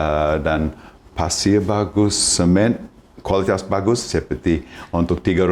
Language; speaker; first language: Indonesian; non-native, fluent; English